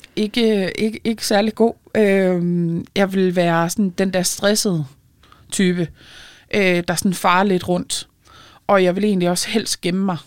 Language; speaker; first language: Danish; early bilingual, other home language; Lithuanian